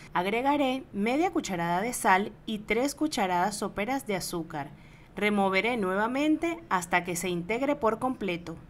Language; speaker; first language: Spanish; native; Spanish